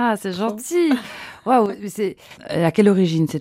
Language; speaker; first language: French; native; French